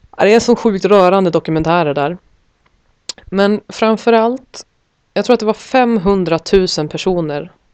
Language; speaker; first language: Swedish; native; Swedish